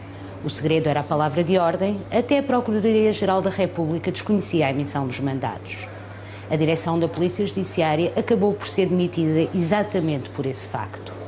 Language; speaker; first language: Portuguese; native; Portuguese